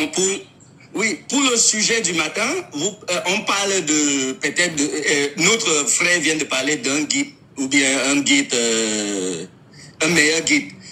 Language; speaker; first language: French; non-native, local second language; English